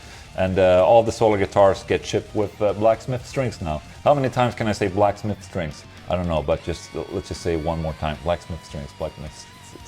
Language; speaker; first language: English; non-native, fluent; Swedish